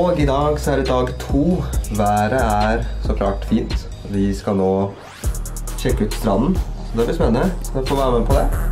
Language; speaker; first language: Norwegian; native; Norwegian